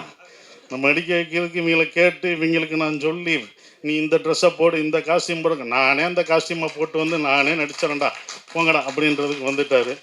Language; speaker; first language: Tamil; native; Tamil